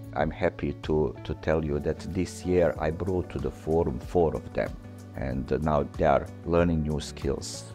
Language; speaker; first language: English; non-native, fluent; Bosnian